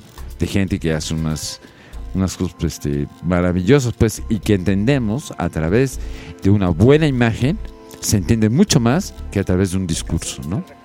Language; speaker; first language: Spanish; native; Spanish